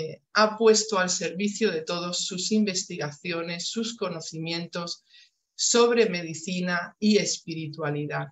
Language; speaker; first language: Spanish; native; Spanish